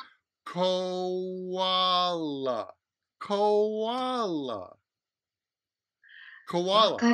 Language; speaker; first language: Japanese; non-native, fluent; English